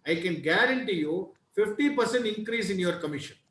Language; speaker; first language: English; non-native, local second language; Tamil